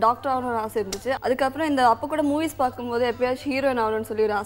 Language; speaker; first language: Tamil; non-native, local second language; Malayalam